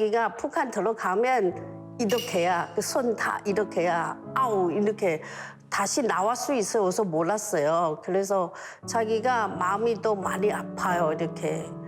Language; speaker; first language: Korean; non-native, learner; Chinese